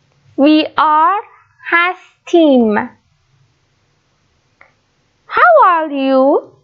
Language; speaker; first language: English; non-native, learner; Persian